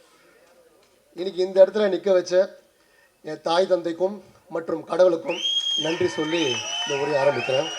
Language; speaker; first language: Tamil; native; Tamil